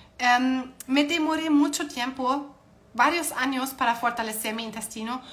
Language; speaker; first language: Spanish; non-native, fluent; German